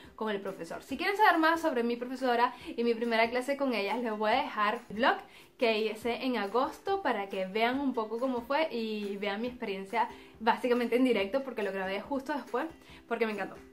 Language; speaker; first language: Spanish; native; Spanish